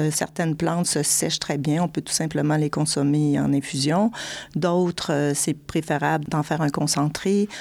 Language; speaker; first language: French; native; French